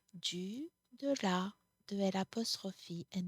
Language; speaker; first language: French; non-native, fluent; English